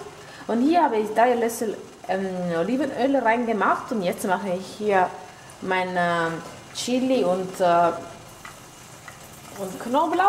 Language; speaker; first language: German; non-native, learner; Italian